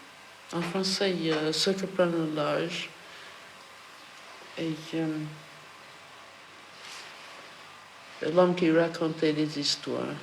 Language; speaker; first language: French; non-native, fluent; English